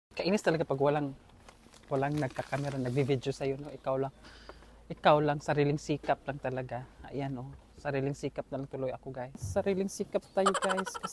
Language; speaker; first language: Filipino; native; Filipino